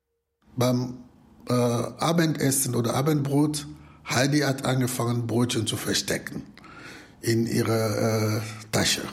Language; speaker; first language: German; non-native, fluent; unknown